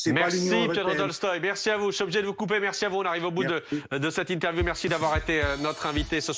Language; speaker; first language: French; native; French